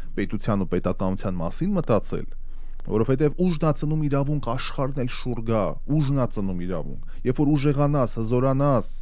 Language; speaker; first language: Armenian; native; Armenian